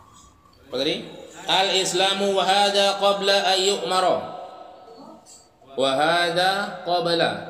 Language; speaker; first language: Arabic; non-native, fluent; Indonesian